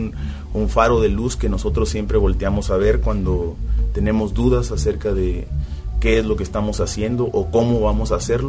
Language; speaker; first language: Spanish; native; Spanish